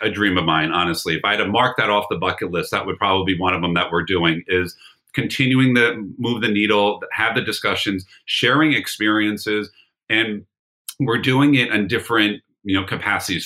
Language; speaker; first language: English; native; English